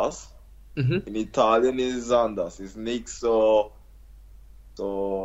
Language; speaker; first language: German; non-native, learner; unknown